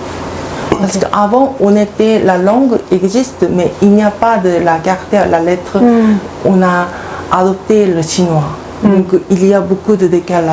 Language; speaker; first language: French; non-native, learner; Korean